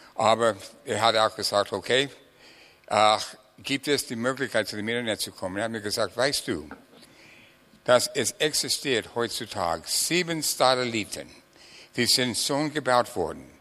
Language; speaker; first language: German; non-native, fluent; English